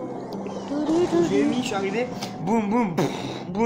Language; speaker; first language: French; native; French